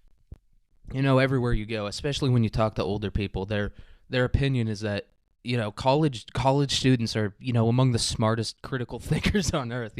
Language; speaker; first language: English; native; English